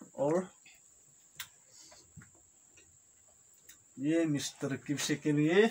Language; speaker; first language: Hindi; non-native, local second language; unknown